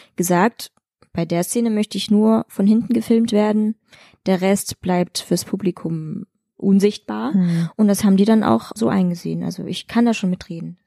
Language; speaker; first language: German; native; German